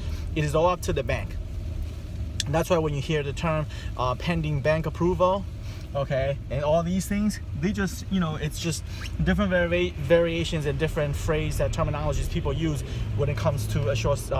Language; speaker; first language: English; non-native, fluent; Chinese